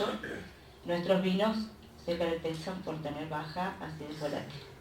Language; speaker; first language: Spanish; native; Spanish